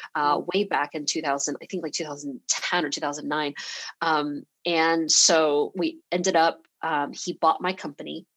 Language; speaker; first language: English; early bilingual, other home language; Chinese